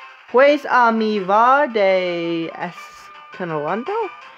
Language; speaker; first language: Spanish; non-native, learner; English